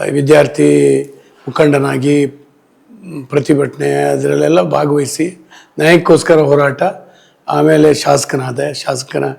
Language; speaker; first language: Kannada; native; Kannada